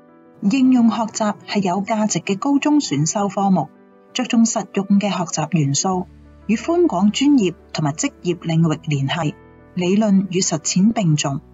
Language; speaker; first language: Chinese; non-native, local second language; Cantonese